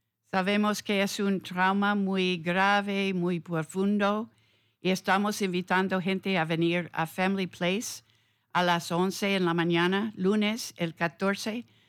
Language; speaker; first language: Spanish; non-native, fluent; English